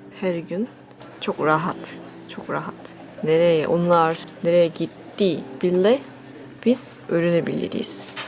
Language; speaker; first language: Turkish; non-native, learner; Korean